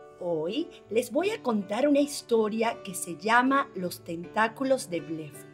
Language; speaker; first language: Spanish; native; Spanish